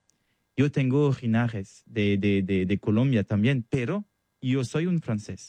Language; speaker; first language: Spanish; non-native, learner; French